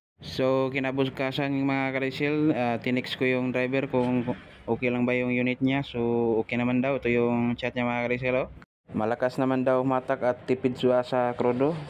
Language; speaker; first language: Filipino; non-native, local second language; Cebuano